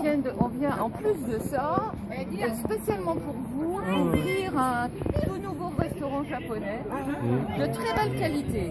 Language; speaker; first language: French; native; French